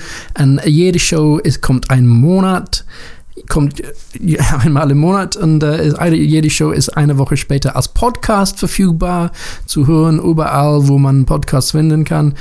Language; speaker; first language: German; non-native, learner; English